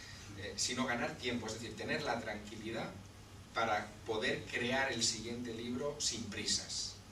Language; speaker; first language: Spanish; native; Spanish